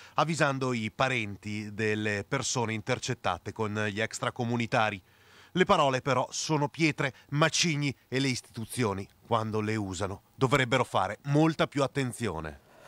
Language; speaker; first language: Italian; native; Italian